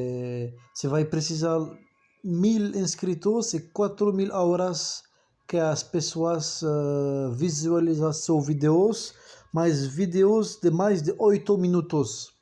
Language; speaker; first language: Portuguese; non-native, learner; French